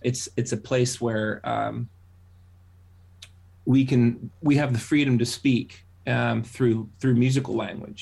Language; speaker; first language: English; native; English